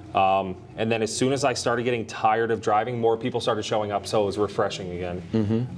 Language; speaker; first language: English; native; English